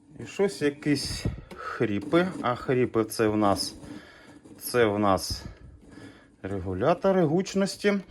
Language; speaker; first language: Ukrainian; non-native, local second language; Russian